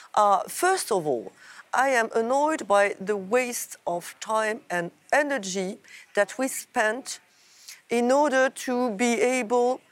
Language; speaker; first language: English; non-native, fluent; French